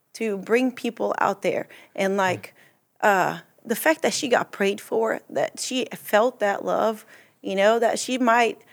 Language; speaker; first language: English; early bilingual, other home language; Portuguese